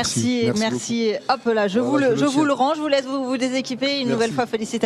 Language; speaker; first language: French; native; French